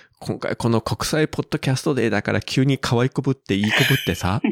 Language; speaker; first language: Japanese; native; Japanese